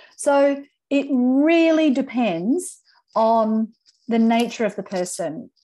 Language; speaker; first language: English; native; English